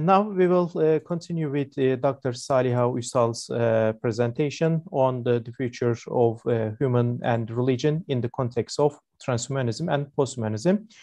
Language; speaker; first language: English; non-native, fluent; Turkish